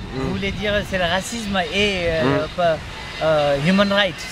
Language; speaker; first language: French; non-native, fluent; Nepali